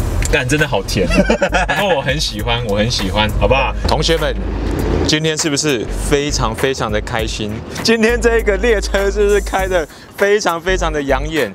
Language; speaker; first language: Chinese; native; Chinese